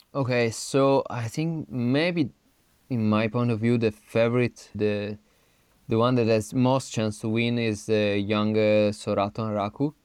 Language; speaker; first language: English; non-native, fluent; Italian